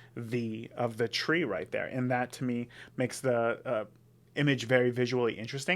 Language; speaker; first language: English; native; English